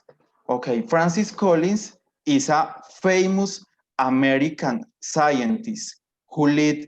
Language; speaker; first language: English; non-native, learner; Spanish